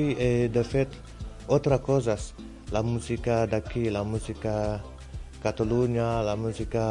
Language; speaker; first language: Catalan; non-native, learner; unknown